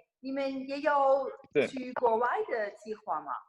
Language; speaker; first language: Chinese; non-native, fluent; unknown